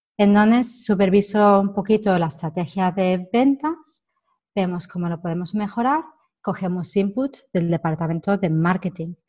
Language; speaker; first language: Spanish; non-native, fluent; English